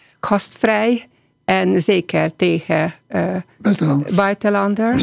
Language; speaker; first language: Dutch; non-native, fluent; Hungarian